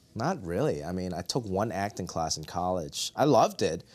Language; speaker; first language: English; non-native, local second language; Cantonese